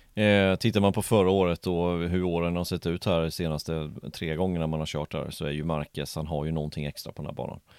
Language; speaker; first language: Swedish; native; Swedish